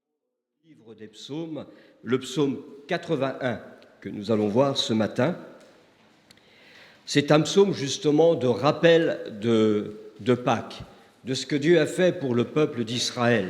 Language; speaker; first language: French; native; French